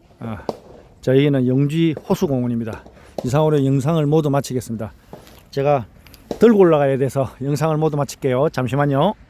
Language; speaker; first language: Korean; native; Korean